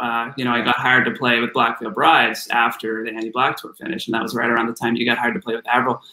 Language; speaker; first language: English; native; English